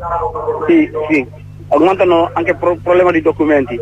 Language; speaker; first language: Italian; non-native, learner; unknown